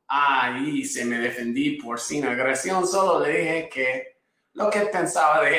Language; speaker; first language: Spanish; non-native, fluent; English